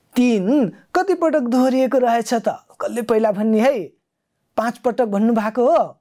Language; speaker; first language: Nepali; native; Nepali